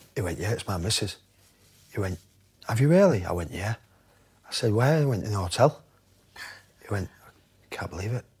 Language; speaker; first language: English; native; English